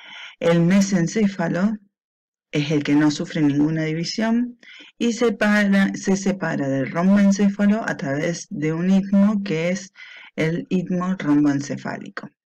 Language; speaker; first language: Spanish; native; Spanish